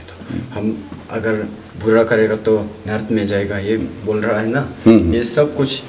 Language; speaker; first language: Hindi; non-native, learner; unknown